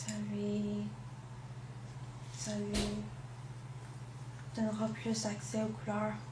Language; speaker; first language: French; non-native, local second language; English